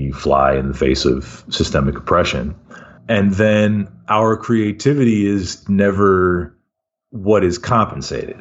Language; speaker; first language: English; native; English